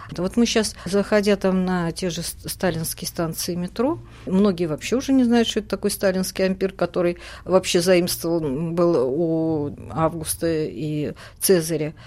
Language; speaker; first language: Russian; native; Russian